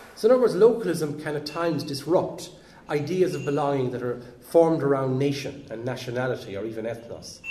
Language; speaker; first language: English; native; English